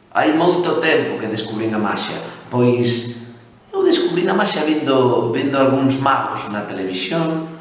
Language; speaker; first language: Galician; non-native, local second language; Spanish